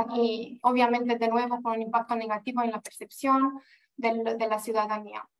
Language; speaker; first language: Spanish; non-native, fluent; Romanian